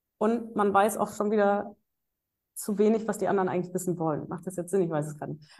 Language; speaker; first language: German; native; German